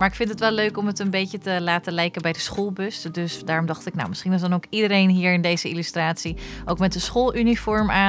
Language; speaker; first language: Dutch; native; Dutch